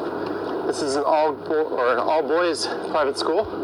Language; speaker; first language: English; native; English